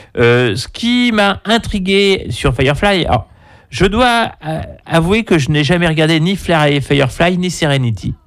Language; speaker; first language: French; native; French